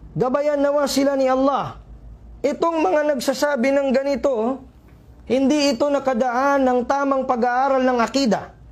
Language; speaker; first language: Filipino; non-native, local second language; Maranao